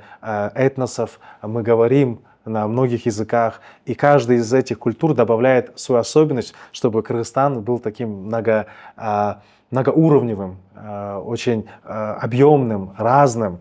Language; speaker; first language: Russian; native; Russian